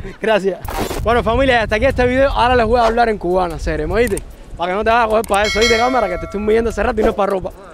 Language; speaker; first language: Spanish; native; Spanish